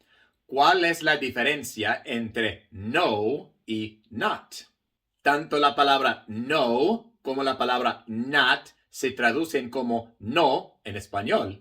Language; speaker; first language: Spanish; non-native, fluent; English